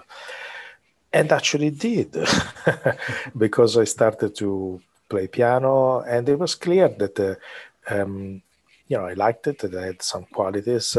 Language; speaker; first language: English; non-native, fluent; Italian